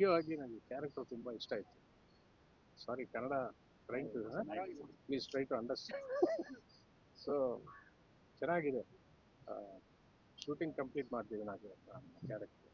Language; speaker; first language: Kannada; non-native, learner; Telugu